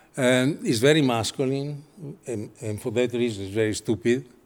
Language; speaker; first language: English; non-native, fluent; Italian